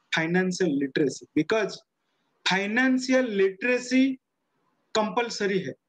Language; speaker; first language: Hindi; non-native, local second language; Odia